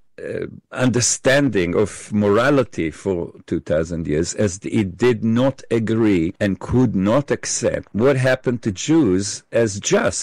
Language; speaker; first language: English; non-native, fluent; Hebrew